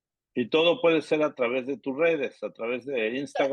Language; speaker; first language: Spanish; native; Spanish